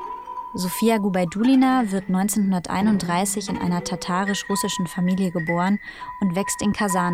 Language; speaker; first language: German; native; German